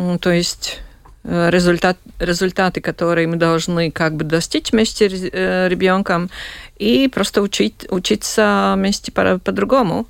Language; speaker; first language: Russian; non-native, local second language; Latvian